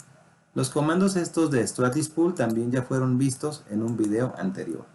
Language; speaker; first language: Spanish; native; Spanish